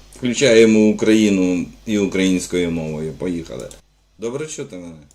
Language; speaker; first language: Ukrainian; native; Ukrainian